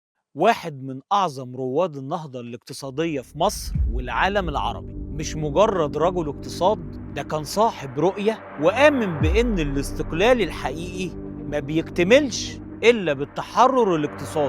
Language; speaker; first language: Arabic; native; Arabic